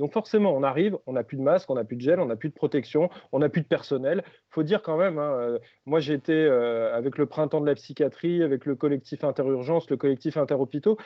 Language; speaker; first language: French; native; French